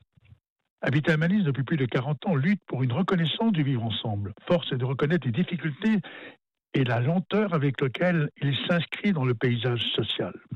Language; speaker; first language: French; native; French